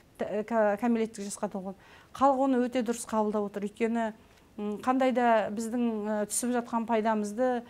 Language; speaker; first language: Kazakh; native; Kazakh